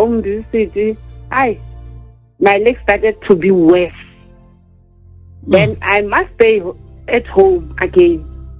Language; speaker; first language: English; non-native, local second language; Southern Sotho